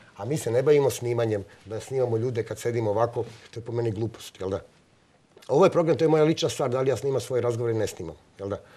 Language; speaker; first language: Serbian; non-native, local second language; Slovak